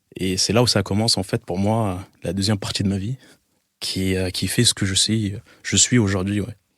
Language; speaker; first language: French; non-native, local second language; Arabic